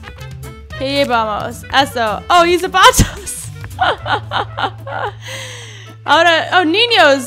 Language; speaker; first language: Spanish; non-native, learner; English